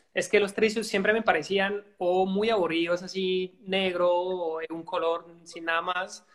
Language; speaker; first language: Spanish; non-native, fluent; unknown